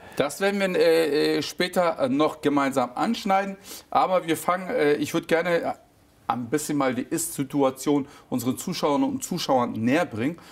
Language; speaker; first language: German; early bilingual, other home language; Turkish